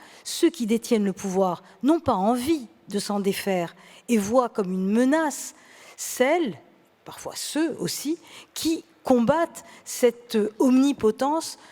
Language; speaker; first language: French; native; French